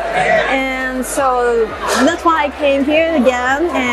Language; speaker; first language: English; non-native, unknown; Japanese